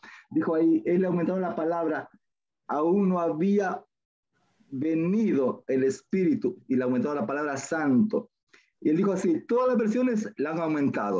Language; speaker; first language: Spanish; native; Spanish